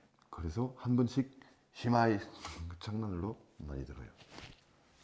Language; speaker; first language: Korean; non-native, fluent; French